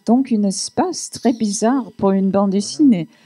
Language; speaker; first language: French; non-native, fluent; English